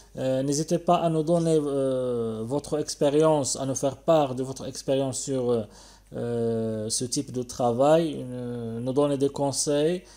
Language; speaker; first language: French; non-native, local second language; Arabic